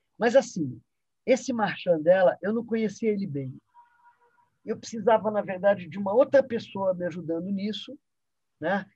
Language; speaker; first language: Portuguese; early bilingual, other home language; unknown